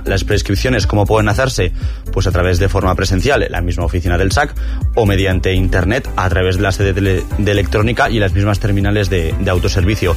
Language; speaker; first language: Spanish; native; Spanish